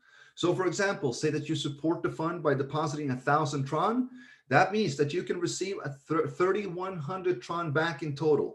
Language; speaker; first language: English; non-native, fluent; Swedish